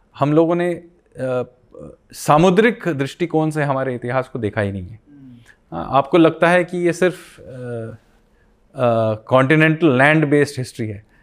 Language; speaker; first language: Hindi; non-native, local second language; Bangla